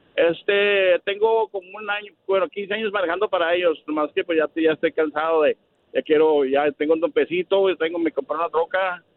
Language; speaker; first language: Spanish; native; Spanish